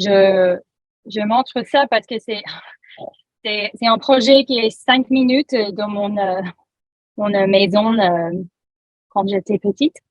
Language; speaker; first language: French; non-native, learner; English